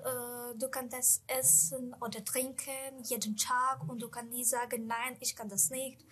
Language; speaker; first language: German; non-native, learner; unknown